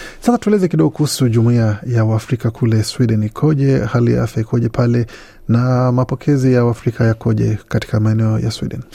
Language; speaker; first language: Swahili; native; Swahili